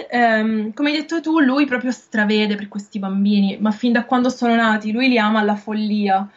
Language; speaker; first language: Italian; native; Italian